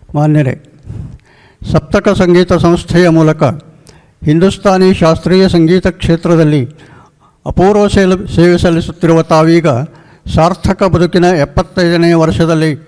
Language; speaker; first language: Kannada; native; Kannada